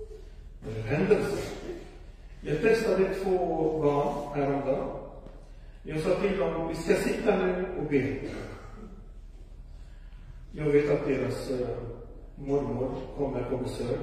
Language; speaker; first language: Swedish; non-native, fluent; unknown